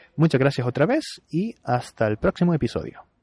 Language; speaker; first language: Spanish; native; Spanish